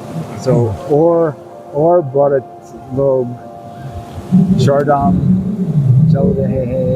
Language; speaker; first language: Hindi; non-native, learner; English